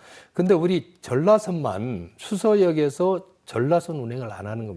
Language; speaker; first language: Korean; native; Korean